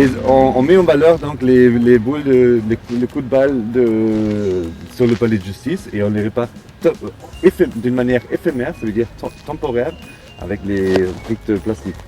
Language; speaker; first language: French; non-native, fluent; German